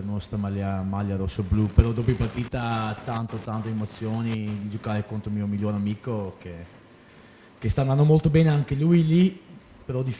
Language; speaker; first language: Italian; non-native, fluent; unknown